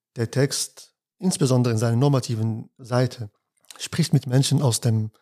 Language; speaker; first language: German; non-native, fluent; Arabic